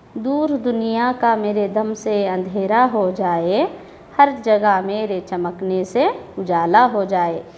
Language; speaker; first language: Hindi; native; Hindi